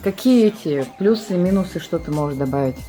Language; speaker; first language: Russian; native; Russian